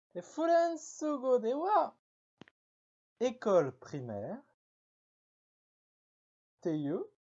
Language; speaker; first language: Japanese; non-native, fluent; French